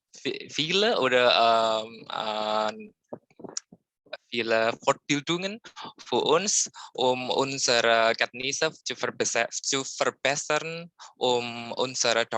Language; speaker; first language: German; non-native, learner; Indonesian